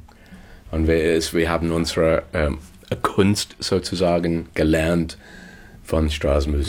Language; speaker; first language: German; non-native, fluent; English